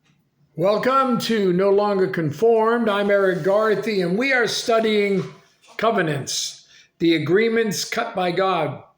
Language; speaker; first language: English; native; English